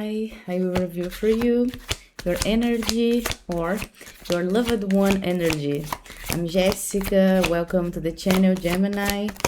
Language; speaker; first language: English; non-native, fluent; Portuguese